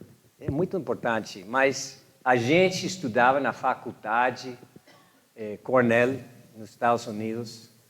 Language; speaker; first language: Portuguese; non-native, fluent; English